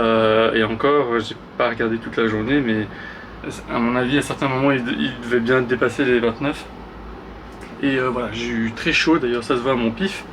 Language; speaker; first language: French; native; French